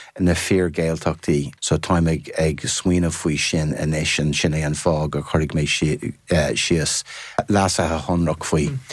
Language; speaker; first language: Irish; non-native, fluent; English